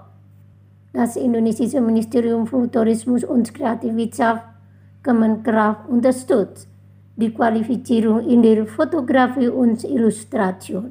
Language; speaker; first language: German; non-native, fluent; Indonesian